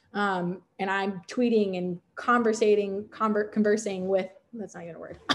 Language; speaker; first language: English; native; English